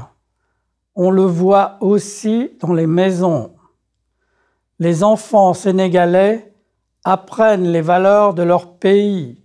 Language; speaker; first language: French; native; French